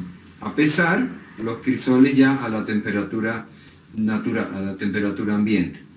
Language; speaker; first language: Spanish; native; Spanish